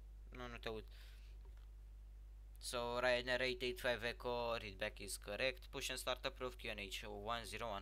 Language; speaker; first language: English; non-native, fluent; Romanian